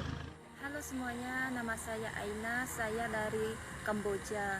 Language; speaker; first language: Indonesian; non-native, learner; Khmer